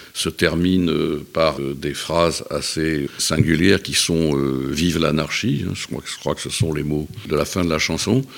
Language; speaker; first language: French; native; French